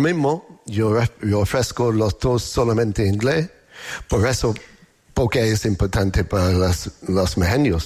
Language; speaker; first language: Spanish; non-native, learner; English